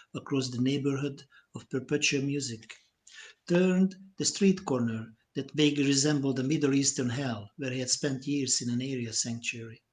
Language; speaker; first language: English; non-native, fluent; Hungarian